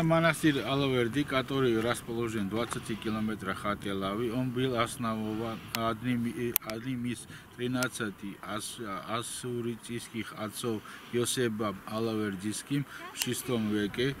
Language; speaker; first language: Russian; non-native, fluent; Georgian